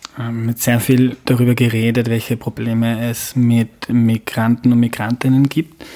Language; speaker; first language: German; native; German